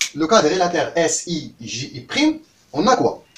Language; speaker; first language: French; non-native, local second language; Arabic